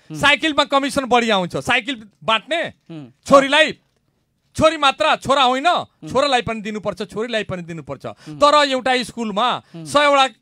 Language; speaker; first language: Nepali; non-native, local second language; Bhojpuri